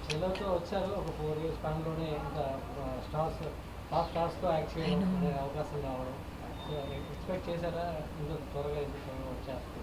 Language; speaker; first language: Telugu; native; Telugu